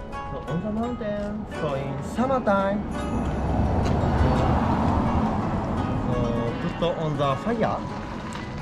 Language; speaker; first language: English; non-native, learner; Japanese